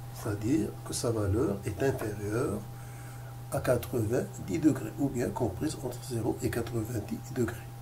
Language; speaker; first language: French; non-native, local second language; Arabic